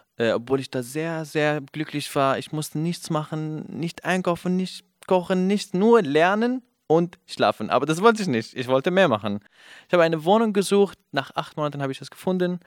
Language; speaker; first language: German; non-native, fluent; Kurdish